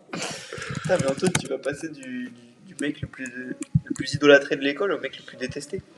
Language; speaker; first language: French; native; French